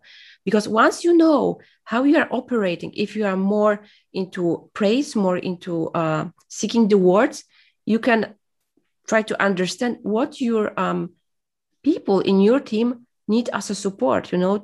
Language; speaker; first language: English; non-native, fluent; Polish